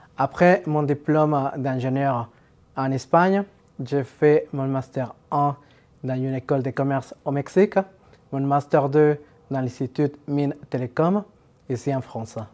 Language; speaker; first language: French; non-native, fluent; Spanish